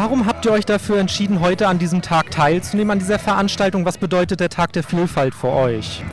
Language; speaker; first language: German; native; German